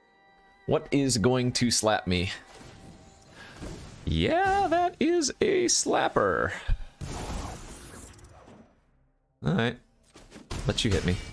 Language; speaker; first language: English; native; English